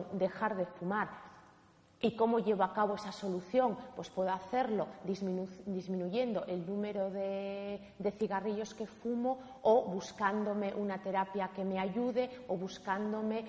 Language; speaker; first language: Spanish; native; Spanish